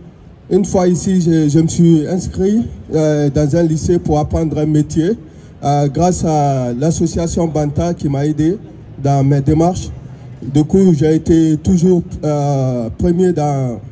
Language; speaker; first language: French; non-native, fluent; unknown